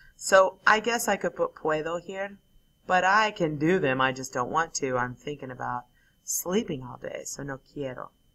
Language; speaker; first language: English; native; English